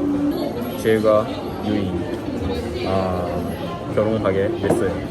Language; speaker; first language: Korean; non-native, learner; Japanese